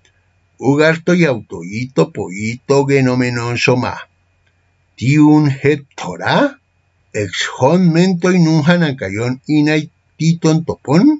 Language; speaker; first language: Greek; non-native, fluent; Spanish